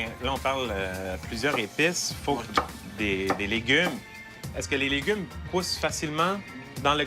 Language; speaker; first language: French; native; French